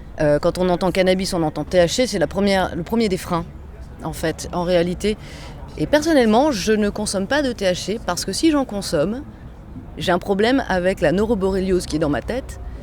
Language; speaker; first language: French; native; French